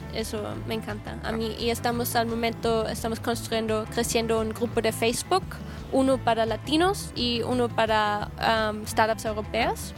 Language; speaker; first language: Spanish; non-native, fluent; German